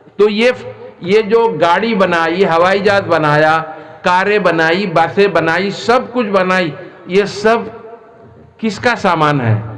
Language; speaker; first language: Urdu; non-native, local second language; Assamese